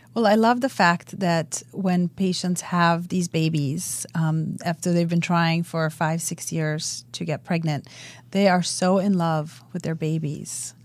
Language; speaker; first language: English; early bilingual, other home language; Romanian